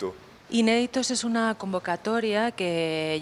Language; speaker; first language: Spanish; native; Spanish